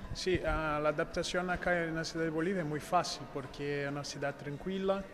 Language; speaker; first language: Spanish; non-native, learner; Portuguese